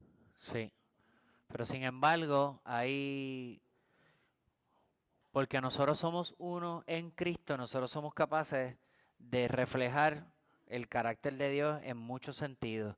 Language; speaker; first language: Spanish; native; Spanish